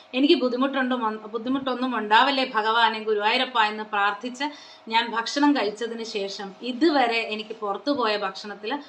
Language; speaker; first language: Malayalam; non-native, local second language; Konkani